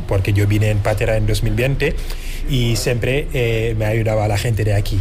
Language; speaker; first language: Spanish; non-native, fluent; Wolof